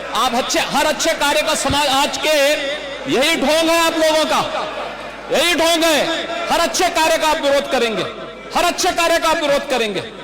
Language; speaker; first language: Hindi; native; Hindi